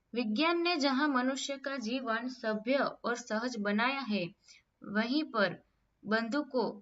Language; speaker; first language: Hindi; non-native, local second language; Gujarati